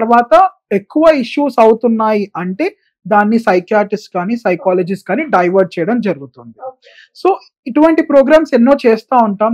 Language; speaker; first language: Telugu; native; Telugu